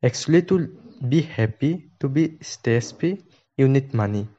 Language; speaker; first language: English; non-native, local second language; Assamese